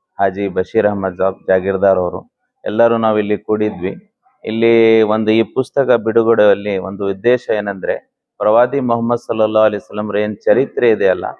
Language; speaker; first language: Kannada; non-native, local second language; Urdu